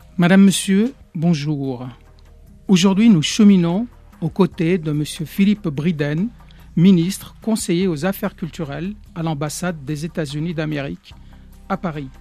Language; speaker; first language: French; native; French